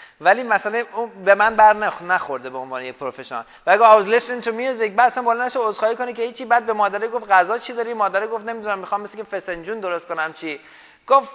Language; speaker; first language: Persian; native; Persian